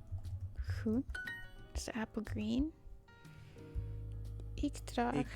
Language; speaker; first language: Dutch; non-native, learner; English